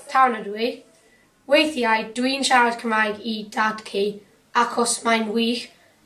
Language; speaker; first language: Welsh; non-native, local second language; English